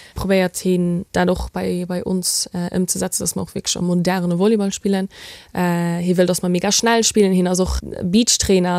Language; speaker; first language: Luxembourgish; early bilingual, heritage; Luxembourgish